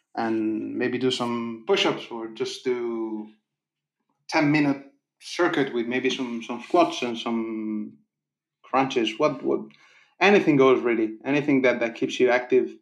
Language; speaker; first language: English; non-native, fluent; Italian